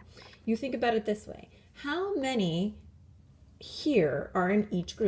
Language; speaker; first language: English; native; English